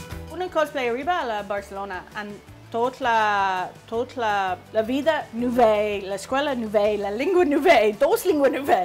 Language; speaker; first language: Spanish; non-native, learner; English